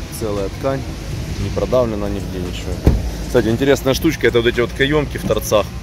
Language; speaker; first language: Russian; non-native, local second language; Ukrainian